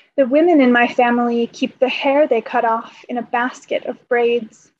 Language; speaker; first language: English; native; English